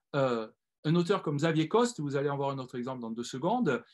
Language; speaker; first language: French; native; French